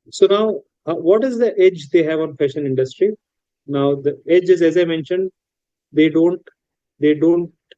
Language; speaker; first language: English; non-native, local second language; Hindi